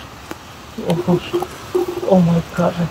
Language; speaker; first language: English; non-native, learner; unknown